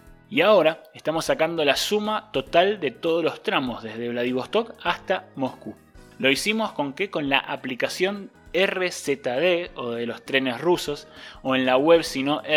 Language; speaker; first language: Spanish; native; Spanish